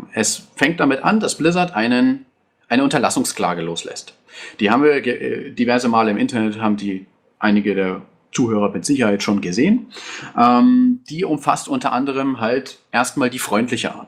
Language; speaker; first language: German; native; German